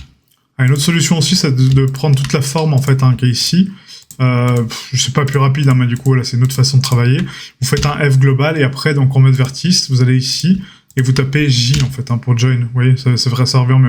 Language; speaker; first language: French; native; French